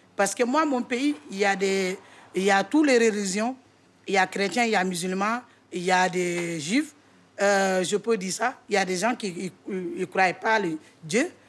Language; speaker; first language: French; non-native, local second language; Wolof